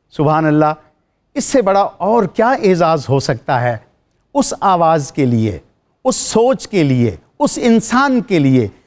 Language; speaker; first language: Urdu; native; Urdu